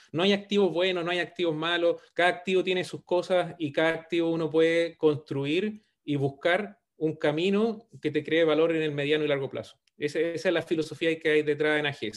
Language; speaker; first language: Spanish; native; Spanish